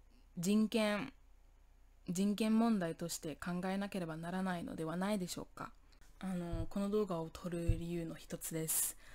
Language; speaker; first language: Japanese; non-native, fluent; English